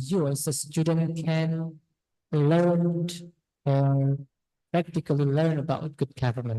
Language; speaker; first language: English; non-native, fluent; Indonesian